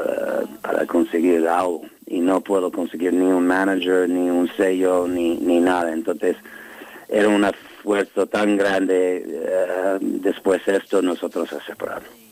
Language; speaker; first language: Spanish; non-native, learner; English